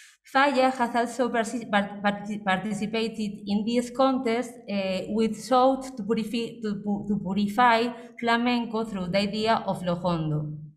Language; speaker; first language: English; non-native, fluent; Spanish